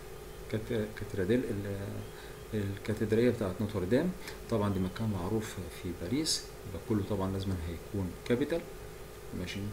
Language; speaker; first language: Arabic; native; Arabic